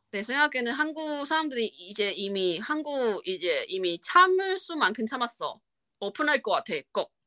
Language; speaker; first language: Korean; non-native, fluent; Chinese